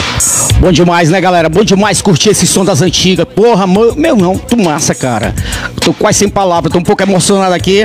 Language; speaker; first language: Portuguese; native; Portuguese